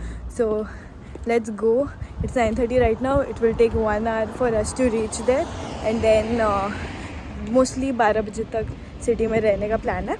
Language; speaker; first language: English; non-native, local second language; Hindi